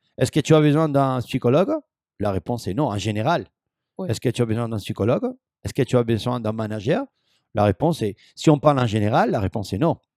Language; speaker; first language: French; non-native, fluent; Spanish